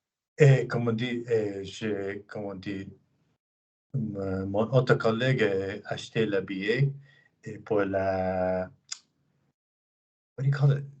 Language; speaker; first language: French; non-native, learner; English